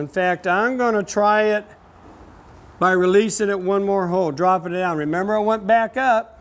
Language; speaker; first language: English; native; English